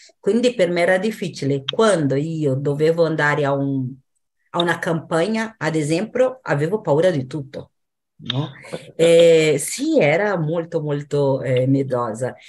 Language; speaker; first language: Italian; non-native, fluent; Portuguese